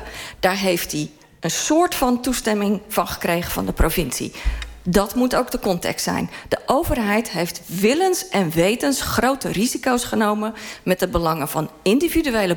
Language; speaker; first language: Dutch; native; Dutch